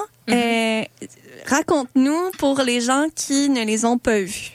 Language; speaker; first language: French; native; French